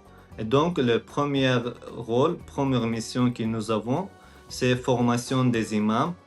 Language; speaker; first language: French; non-native, learner; Azerbaijani